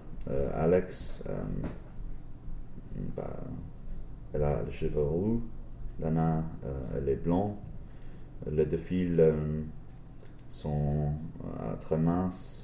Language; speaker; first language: French; non-native, learner; English